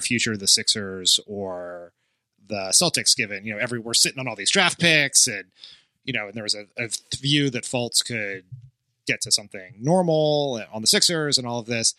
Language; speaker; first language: English; native; English